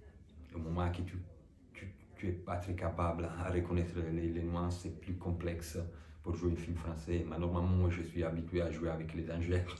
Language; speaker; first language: French; non-native, fluent; Italian